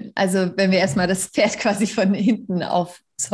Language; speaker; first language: German; native; German